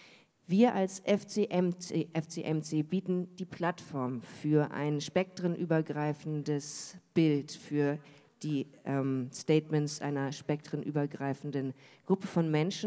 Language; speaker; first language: German; native; German